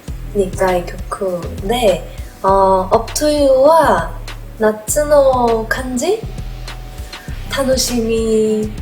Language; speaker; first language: Japanese; non-native, learner; Korean